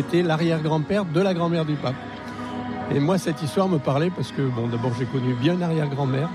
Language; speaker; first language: French; native; French